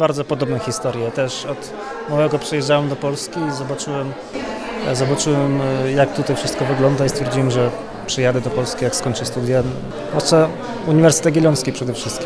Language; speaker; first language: Polish; early bilingual, heritage; Polish